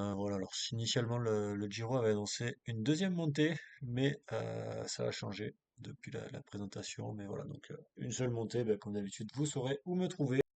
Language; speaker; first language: French; native; French